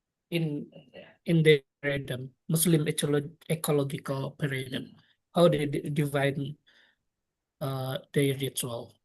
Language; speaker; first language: English; non-native, local second language; Indonesian